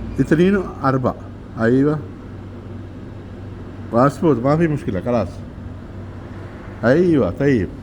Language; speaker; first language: Arabic; non-native, learner; Malayalam